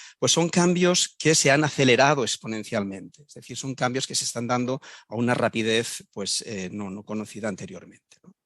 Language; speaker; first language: Spanish; native; Spanish